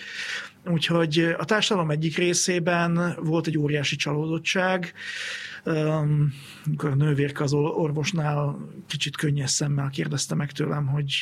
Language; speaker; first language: Hungarian; native; Hungarian